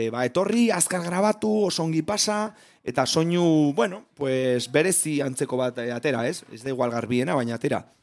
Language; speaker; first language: Basque; non-native, local second language; Spanish